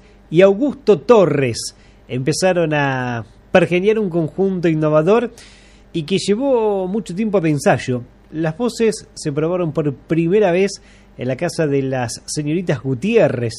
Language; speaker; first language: Spanish; native; Spanish